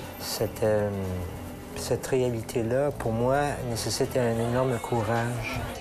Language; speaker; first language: French; native; French